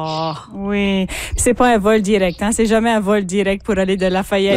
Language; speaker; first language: French; native; French